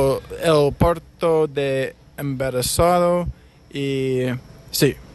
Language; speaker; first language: Spanish; non-native, learner; English